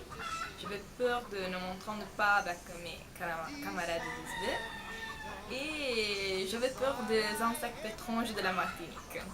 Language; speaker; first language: French; non-native, fluent; Italian